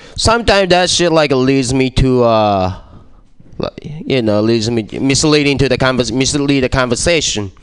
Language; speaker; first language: English; non-native, fluent; Japanese